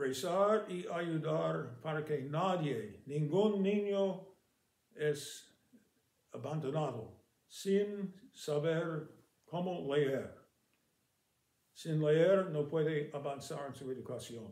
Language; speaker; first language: Spanish; non-native, fluent; English